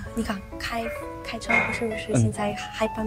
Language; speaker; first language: Chinese; non-native, learner; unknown